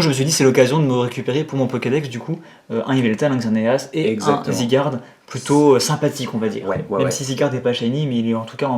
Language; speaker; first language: French; native; French